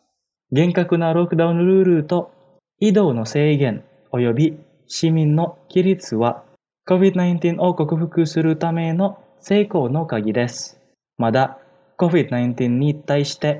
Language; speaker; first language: Japanese; non-native, fluent; Indonesian